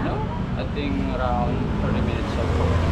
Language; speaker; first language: English; non-native, learner; Balinese